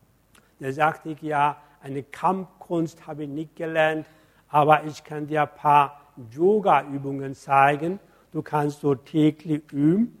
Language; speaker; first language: German; non-native, fluent; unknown